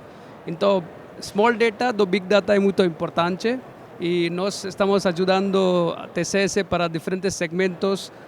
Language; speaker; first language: Portuguese; non-native, learner; Hindi